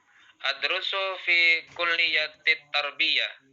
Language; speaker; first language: Arabic; non-native, fluent; Indonesian